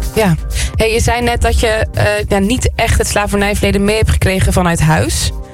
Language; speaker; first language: Dutch; native; Dutch